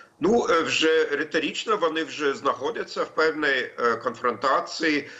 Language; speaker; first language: Ukrainian; non-native, fluent; German